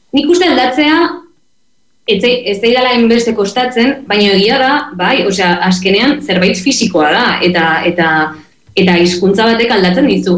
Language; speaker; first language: Basque; non-native, local second language; Spanish